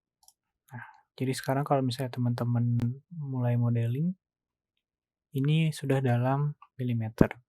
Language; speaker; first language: Indonesian; native; Indonesian